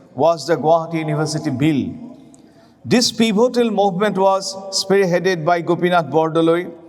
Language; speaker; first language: English; non-native, local second language; Assamese